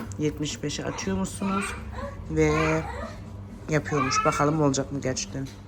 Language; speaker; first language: Turkish; early bilingual, heritage; Turkish